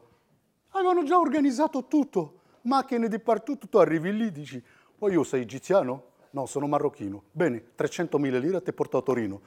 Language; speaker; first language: Italian; non-native, fluent; Riffian